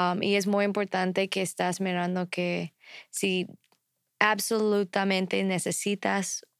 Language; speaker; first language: Spanish; non-native, fluent; English